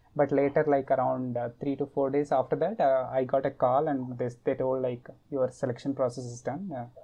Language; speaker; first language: English; non-native, local second language; Kannada